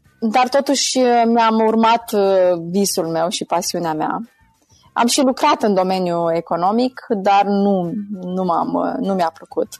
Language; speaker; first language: Romanian; native; Romanian